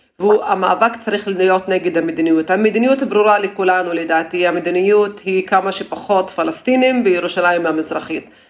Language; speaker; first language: Hebrew; non-native, local second language; Arabic